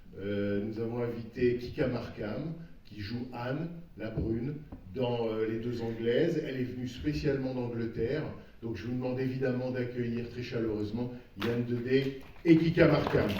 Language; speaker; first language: French; native; French